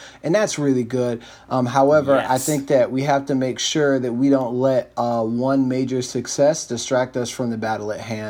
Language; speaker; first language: English; native; English